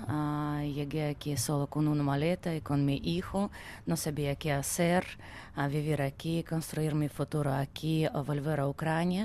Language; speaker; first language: Spanish; non-native, learner; Ukrainian